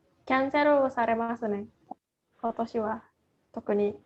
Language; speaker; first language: Japanese; non-native, fluent; Indonesian